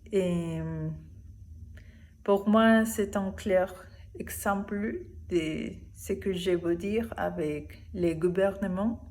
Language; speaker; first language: French; non-native, learner; Spanish